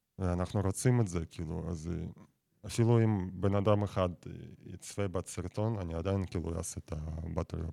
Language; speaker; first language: Hebrew; non-native, fluent; Russian